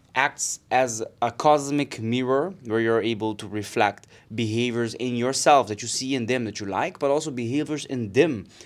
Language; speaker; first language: English; non-native, fluent; Papiamento